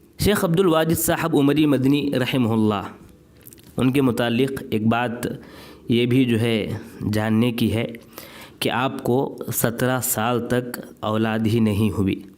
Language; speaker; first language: Urdu; native; Urdu